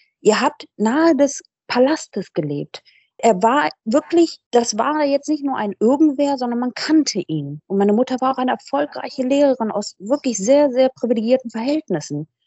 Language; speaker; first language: German; early bilingual, other home language; Persian